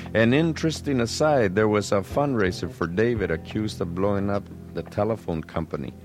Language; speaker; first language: English; early bilingual, other home language; Spanish